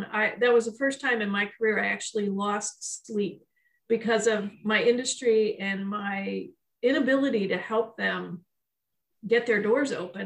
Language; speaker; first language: English; native; English